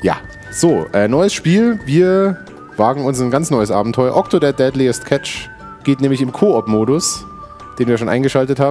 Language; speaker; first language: German; native; German